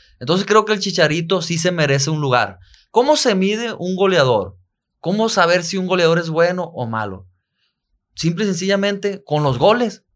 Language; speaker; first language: Spanish; native; Spanish